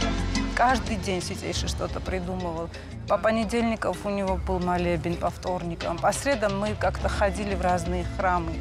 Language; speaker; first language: Russian; non-native, fluent; Georgian